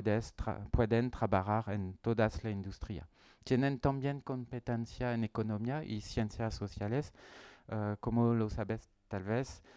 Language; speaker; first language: Spanish; non-native, learner; French